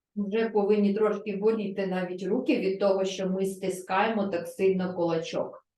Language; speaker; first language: Ukrainian; non-native, local second language; Russian